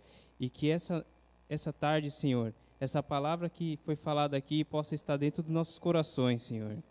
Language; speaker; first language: Portuguese; native; Portuguese